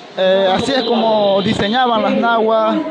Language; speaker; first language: Spanish; non-native, local second language; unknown